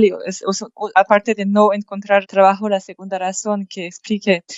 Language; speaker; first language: Spanish; non-native, fluent; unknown